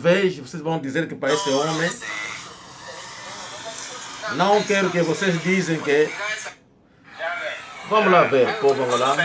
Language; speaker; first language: Portuguese; non-native, local second language; Kongo